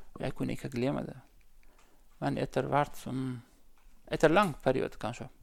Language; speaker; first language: Norwegian; non-native, learner; Central Kurdish